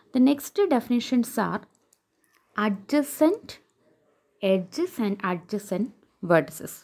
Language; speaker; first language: English; non-native, local second language; Malayalam